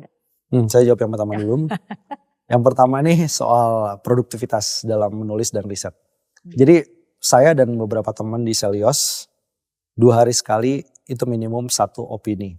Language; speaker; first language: Indonesian; native; Indonesian